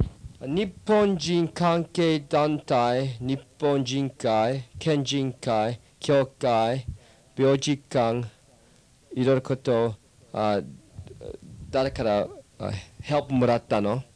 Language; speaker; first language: Japanese; early bilingual, heritage; English